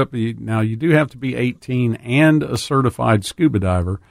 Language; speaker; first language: English; native; English